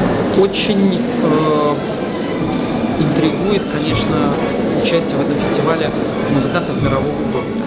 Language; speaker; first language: Russian; native; Russian